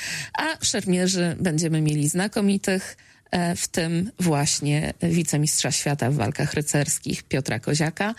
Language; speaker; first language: Polish; native; Polish